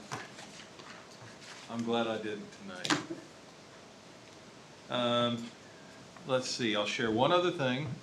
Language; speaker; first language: English; native; English